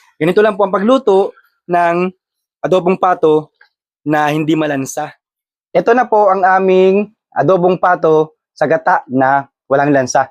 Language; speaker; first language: Filipino; native; Filipino